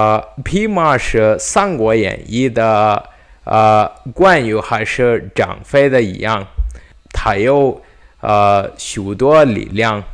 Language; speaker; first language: Chinese; non-native, learner; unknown